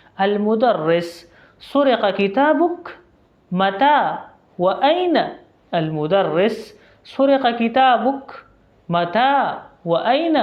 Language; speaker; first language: Arabic; non-native, fluent; Urdu